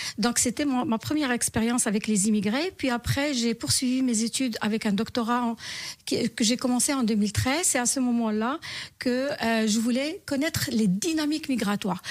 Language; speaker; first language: French; non-native, local second language; Arabic